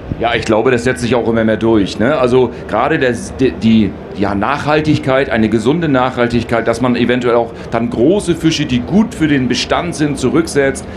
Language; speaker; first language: German; native; German